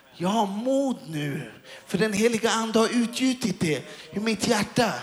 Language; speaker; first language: Swedish; native; Swedish